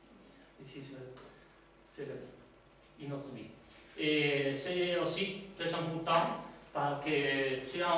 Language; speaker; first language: French; non-native, learner; Spanish